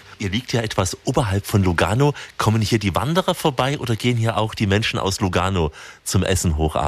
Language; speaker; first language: German; native; German